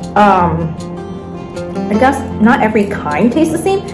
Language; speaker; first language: English; early bilingual, other home language; Vietnamese